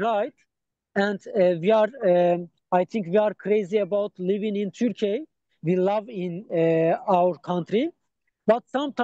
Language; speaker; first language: English; non-native, learner; Turkish